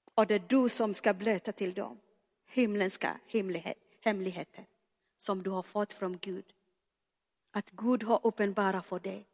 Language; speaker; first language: Swedish; non-native, fluent; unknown